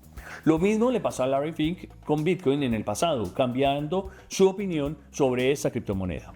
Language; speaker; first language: Spanish; native; Spanish